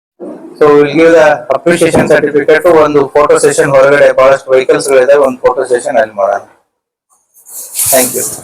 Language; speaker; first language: Kannada; native; Kannada